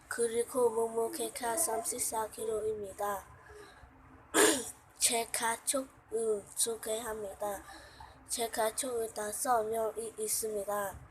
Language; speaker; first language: Korean; non-native, learner; Hmong